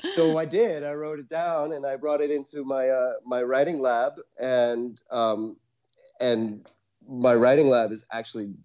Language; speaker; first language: English; native; English